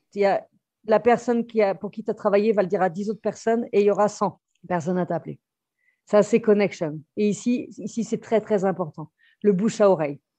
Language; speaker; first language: French; native; French